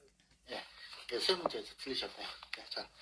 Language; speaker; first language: Korean; native; Korean